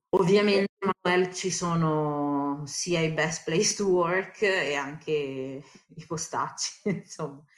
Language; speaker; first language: Italian; early bilingual, other home language; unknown